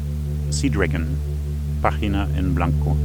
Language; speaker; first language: Spanish; non-native, fluent; Luxembourgish